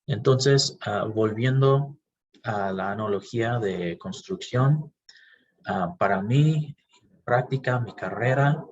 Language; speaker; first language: Spanish; non-native, fluent; English